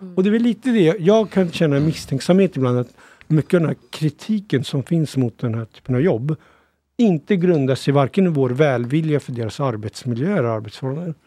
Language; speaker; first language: Swedish; early bilingual, other home language; Punjabi